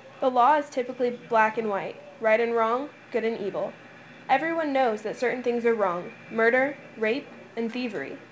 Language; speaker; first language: English; native; English